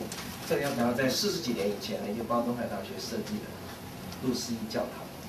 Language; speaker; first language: Chinese; native; Chinese